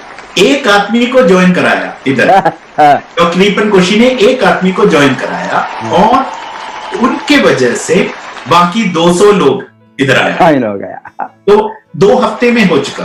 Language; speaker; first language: Hindi; non-native, local second language; Malayalam